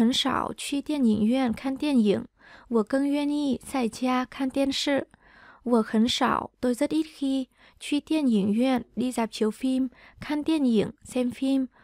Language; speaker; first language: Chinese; non-native, fluent; Vietnamese